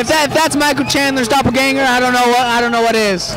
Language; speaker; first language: English; native; English